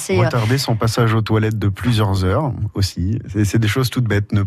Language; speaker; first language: French; native; French